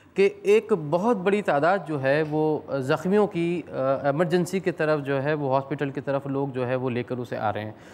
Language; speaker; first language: Urdu; native; Urdu